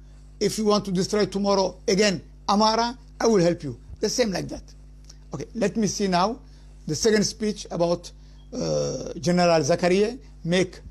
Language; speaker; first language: English; non-native, learner; Somali